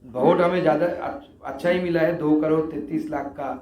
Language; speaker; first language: Hindi; non-native, local second language; Bangla